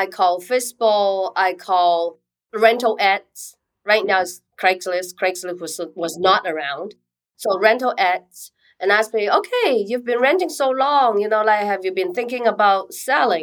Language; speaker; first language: English; non-native, local second language; Cantonese